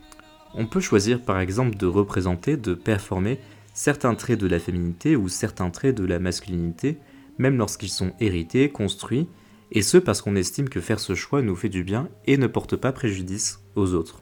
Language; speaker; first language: French; native; French